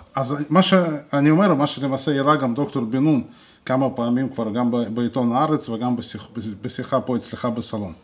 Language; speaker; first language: Hebrew; non-native, fluent; Russian